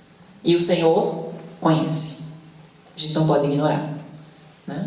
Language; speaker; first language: Portuguese; native; Portuguese